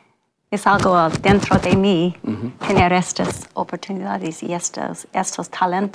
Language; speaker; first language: Spanish; non-native, fluent; English